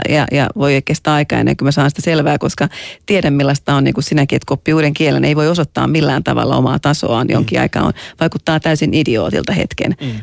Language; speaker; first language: Finnish; native; Finnish